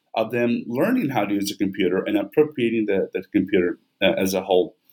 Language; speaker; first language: English; non-native, fluent; Portuguese